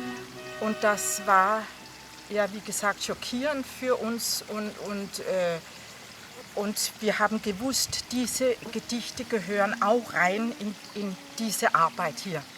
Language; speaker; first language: German; non-native, fluent; Danish